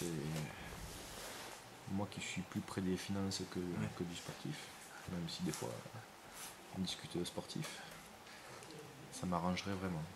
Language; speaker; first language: French; native; French